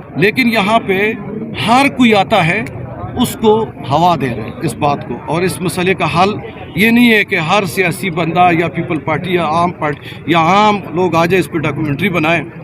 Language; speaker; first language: Urdu; non-native, local second language; Pashto